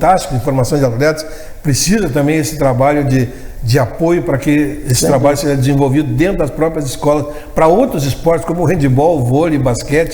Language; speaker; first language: Portuguese; native; Portuguese